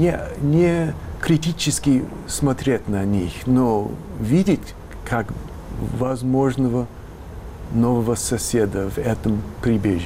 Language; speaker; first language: Russian; non-native, fluent; English